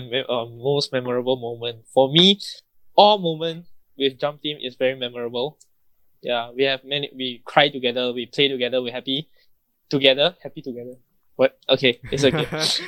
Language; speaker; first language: English; non-native, local second language; Chinese